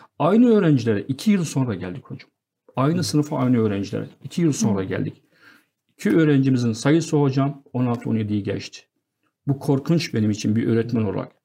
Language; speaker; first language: Turkish; non-native, fluent; Arabic